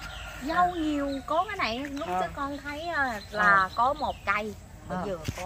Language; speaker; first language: Vietnamese; non-native, learner; Thai